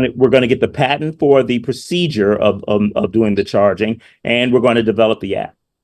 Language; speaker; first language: English; native; English